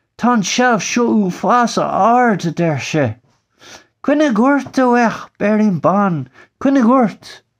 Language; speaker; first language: Irish; non-native, local second language; English